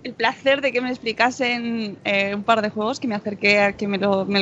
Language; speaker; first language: Spanish; native; Spanish